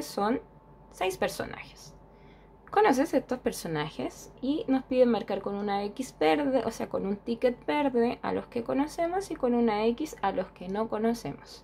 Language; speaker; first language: Spanish; native; Spanish